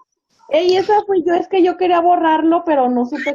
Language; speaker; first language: Spanish; native; Spanish